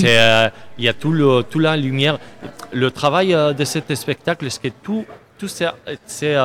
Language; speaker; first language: French; non-native, learner; Spanish